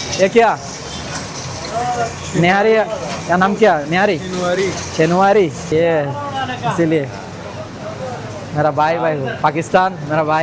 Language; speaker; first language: Hindi; non-native, learner; Bangla